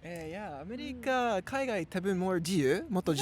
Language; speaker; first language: Japanese; non-native, learner; English